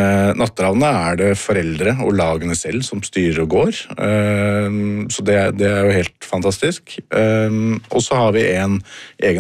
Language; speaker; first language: Norwegian; native; Norwegian